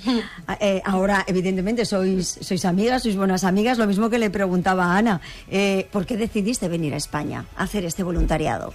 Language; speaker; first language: Spanish; native; Spanish